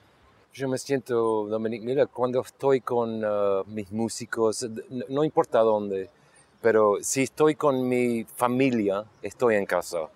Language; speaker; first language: Spanish; non-native, local second language; English